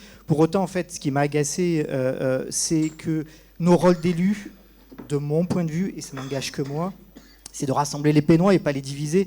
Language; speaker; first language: French; native; French